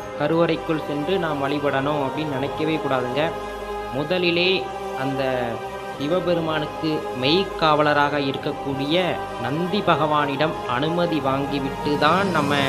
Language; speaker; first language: Tamil; native; Tamil